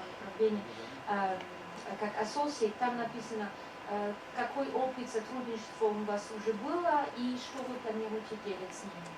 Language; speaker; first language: Russian; non-native, fluent; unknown